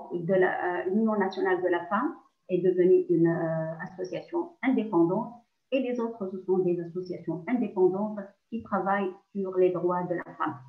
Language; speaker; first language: French; non-native, local second language; Arabic